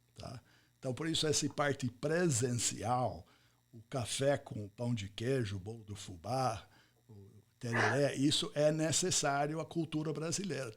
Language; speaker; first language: Portuguese; non-native, fluent; English